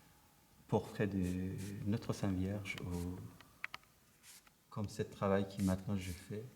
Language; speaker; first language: French; non-native, learner; Persian